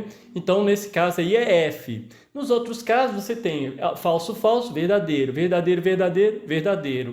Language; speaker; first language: Portuguese; native; Portuguese